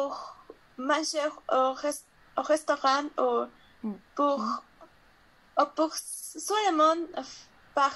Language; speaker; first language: French; non-native, learner; Spanish